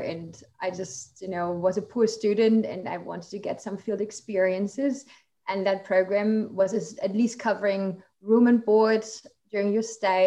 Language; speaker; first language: English; non-native, fluent; German